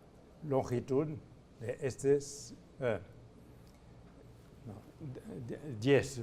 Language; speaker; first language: Spanish; non-native, fluent; French